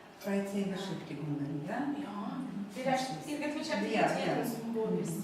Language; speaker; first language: German; non-native, fluent; Ukrainian